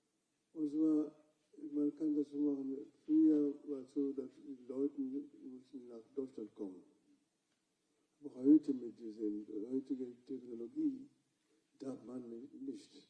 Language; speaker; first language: German; non-native, fluent; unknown